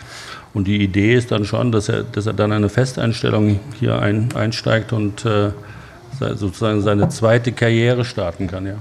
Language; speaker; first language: German; native; German